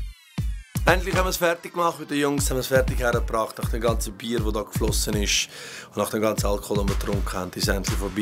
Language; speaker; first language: German; native; German